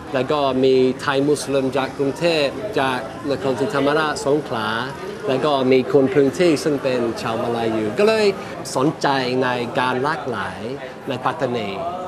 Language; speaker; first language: Thai; non-native, fluent; English